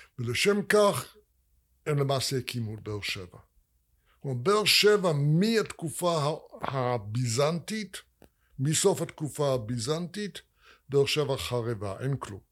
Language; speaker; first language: Hebrew; non-native, fluent; English